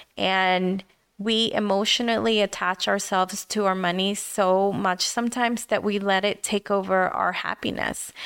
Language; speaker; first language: English; early bilingual, other home language; Spanish